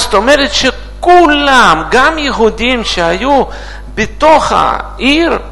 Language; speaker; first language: Hebrew; non-native, learner; Russian